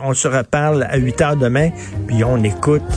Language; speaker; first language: French; native; French